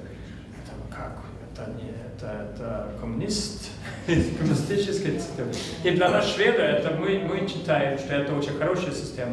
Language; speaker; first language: Russian; non-native, fluent; Swedish